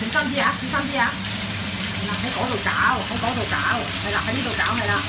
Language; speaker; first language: Cantonese; native; Cantonese